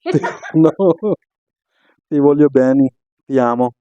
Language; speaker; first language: Italian; non-native, learner; Urdu